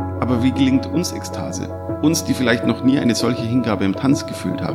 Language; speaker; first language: German; native; German